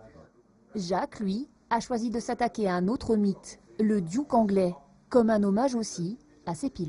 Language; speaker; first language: French; native; French